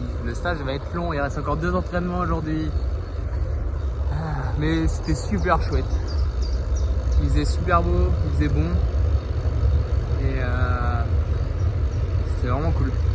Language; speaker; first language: French; native; French